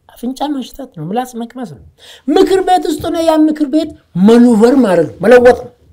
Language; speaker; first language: Amharic; non-native, local second language; Oromo